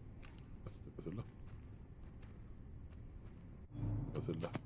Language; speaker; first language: French; native; French